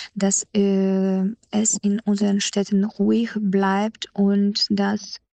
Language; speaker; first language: German; non-native, fluent; Ukrainian